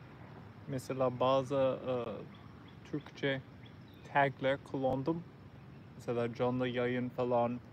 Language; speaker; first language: Turkish; non-native, learner; English